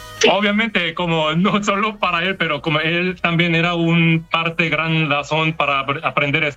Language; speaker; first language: Spanish; non-native, learner; Korean